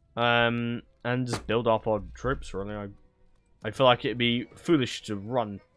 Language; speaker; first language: English; native; English